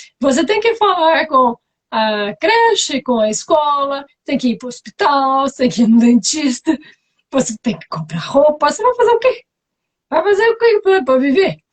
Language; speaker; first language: Portuguese; non-native, fluent; French